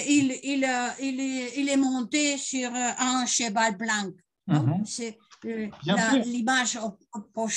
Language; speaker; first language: French; non-native, learner; Spanish